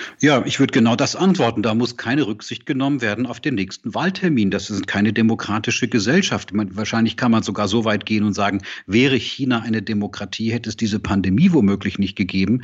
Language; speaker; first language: German; native; German